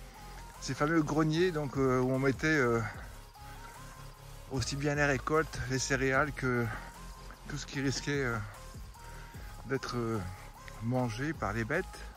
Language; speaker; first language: French; native; French